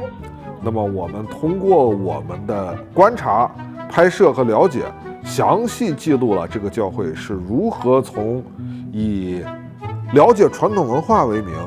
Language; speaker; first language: Chinese; native; Chinese